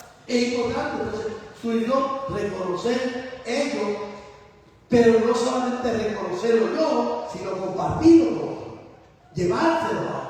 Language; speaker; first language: Spanish; native; Spanish